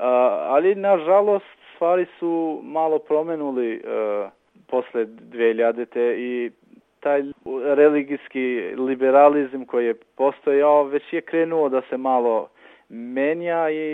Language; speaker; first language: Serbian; non-native, local second language; Albanian